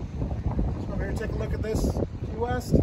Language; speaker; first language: English; native; English